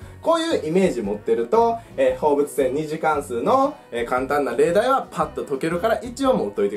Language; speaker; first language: Japanese; native; Japanese